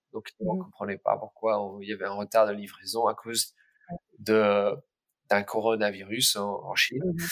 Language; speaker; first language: French; early bilingual, other home language; English